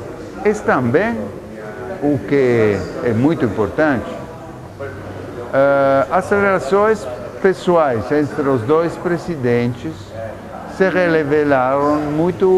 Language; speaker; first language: Portuguese; non-native, fluent; Italian